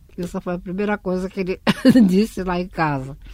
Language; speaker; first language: Portuguese; early bilingual, other home language; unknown